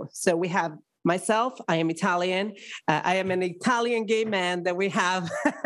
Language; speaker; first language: English; non-native, fluent; Italian